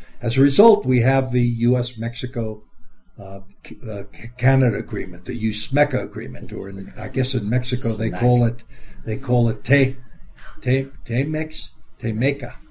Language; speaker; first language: English; native; English